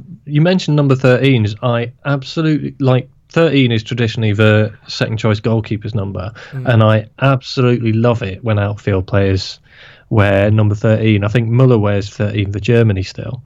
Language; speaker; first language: English; native; English